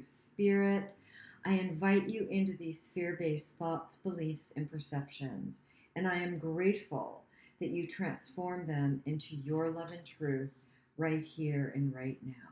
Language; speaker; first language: English; native; English